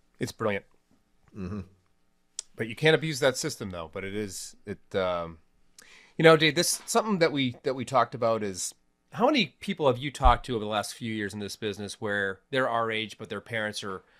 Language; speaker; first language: English; native; English